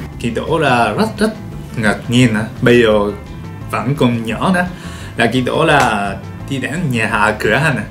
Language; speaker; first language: Vietnamese; non-native, learner; Japanese